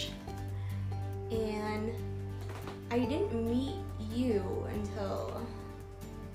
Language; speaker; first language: English; non-native, fluent; Vietnamese